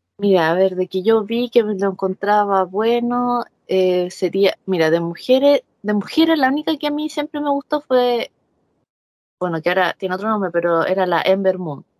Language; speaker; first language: Spanish; native; Spanish